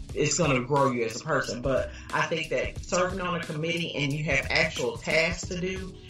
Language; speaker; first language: English; native; English